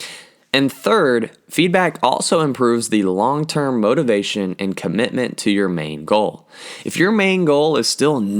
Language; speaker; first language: English; native; English